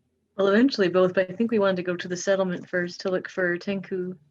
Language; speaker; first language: English; native; English